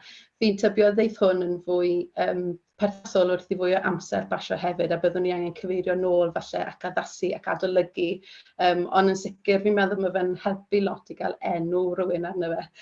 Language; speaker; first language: Welsh; native; Welsh